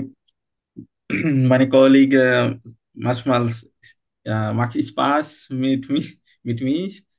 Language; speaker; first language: German; non-native, learner; Bangla